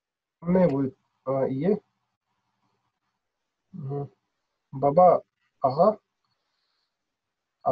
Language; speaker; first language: Russian; non-native, local second language; Yakut